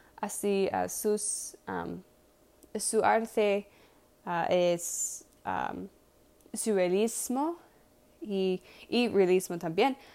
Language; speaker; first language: Spanish; non-native, learner; English